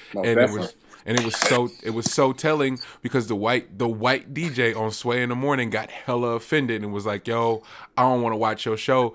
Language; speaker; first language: English; native; English